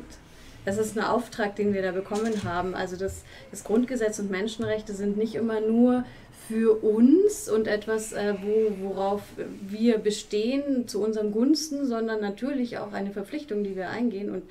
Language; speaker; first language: German; native; German